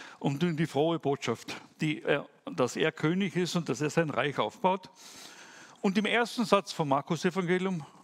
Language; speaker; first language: German; native; German